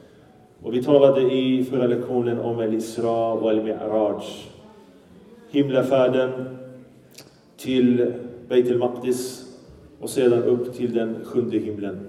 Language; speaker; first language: Swedish; early bilingual, other home language; Arabic